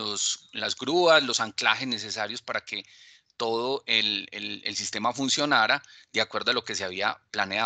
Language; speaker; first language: Spanish; native; Spanish